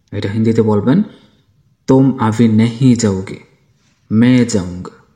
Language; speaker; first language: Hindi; non-native, fluent; Bangla